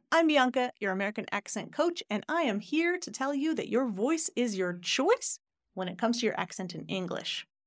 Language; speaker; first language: English; native; English